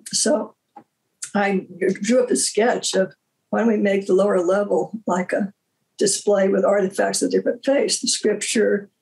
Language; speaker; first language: English; native; English